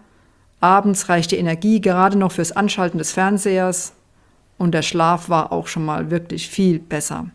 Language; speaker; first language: German; native; German